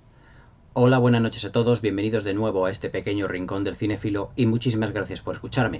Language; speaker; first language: Spanish; native; Spanish